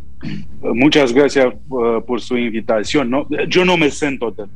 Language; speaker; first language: Spanish; non-native, fluent; Romanian